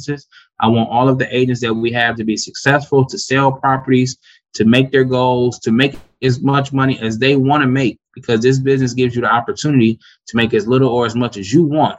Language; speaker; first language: English; native; English